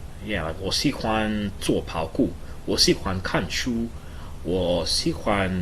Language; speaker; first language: Chinese; non-native, learner; English